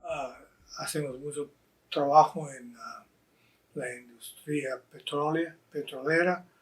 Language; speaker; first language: Spanish; non-native, fluent; English